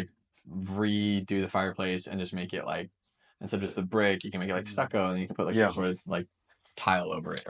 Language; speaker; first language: English; native; English